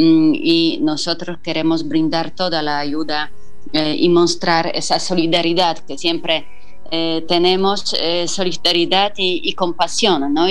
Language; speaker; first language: Spanish; non-native, fluent; Polish